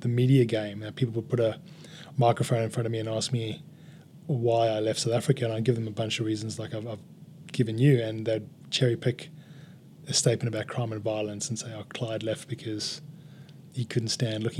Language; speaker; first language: English; native; English